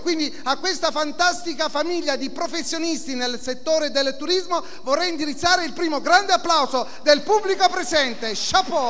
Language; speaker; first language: Italian; native; Italian